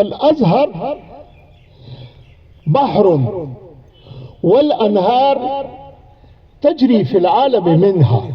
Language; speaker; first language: Arabic; non-native, fluent; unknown